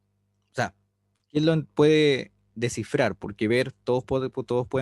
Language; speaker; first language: Spanish; native; Spanish